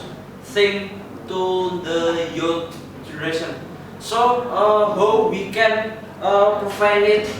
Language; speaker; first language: English; non-native, learner; Indonesian